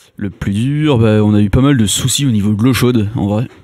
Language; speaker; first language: French; native; French